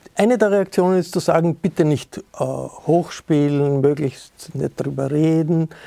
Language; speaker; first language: German; native; German